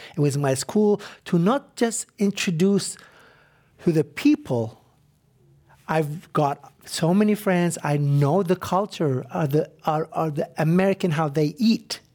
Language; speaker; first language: English; non-native, fluent; Arabic